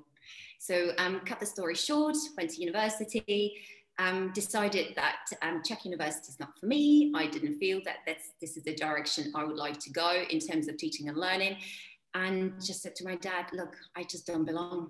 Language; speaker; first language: English; non-native, fluent; Czech